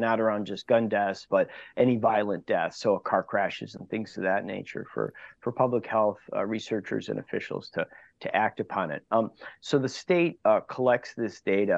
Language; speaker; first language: English; native; English